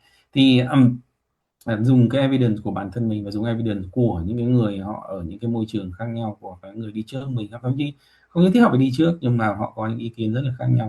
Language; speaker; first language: Vietnamese; native; Vietnamese